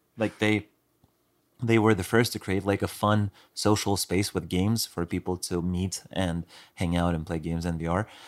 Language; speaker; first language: English; non-native, fluent; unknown